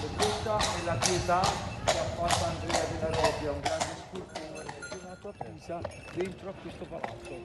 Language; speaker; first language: Italian; native; Italian